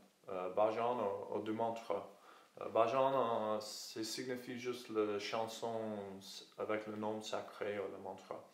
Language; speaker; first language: French; non-native, fluent; English